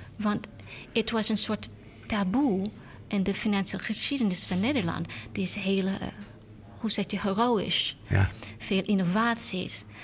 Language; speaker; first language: Dutch; non-native, learner; English